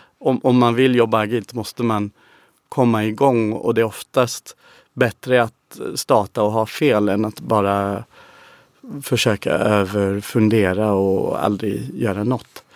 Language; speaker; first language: Swedish; non-native, fluent; English